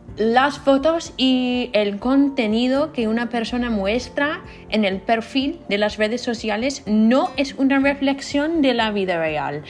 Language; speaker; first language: Spanish; non-native, learner; English